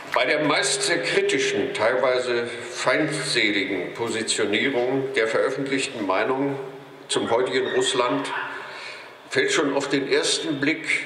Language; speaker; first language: German; native; German